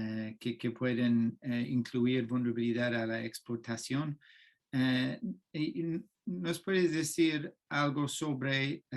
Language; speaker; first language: Spanish; non-native, fluent; English